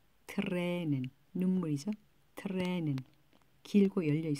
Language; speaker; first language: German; non-native, fluent; Korean